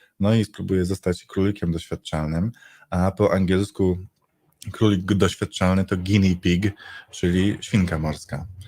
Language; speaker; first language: Polish; native; Polish